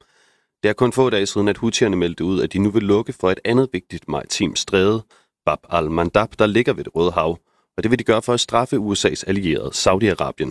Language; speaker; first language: Danish; native; Danish